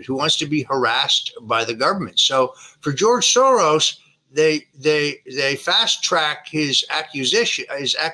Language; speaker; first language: English; native; English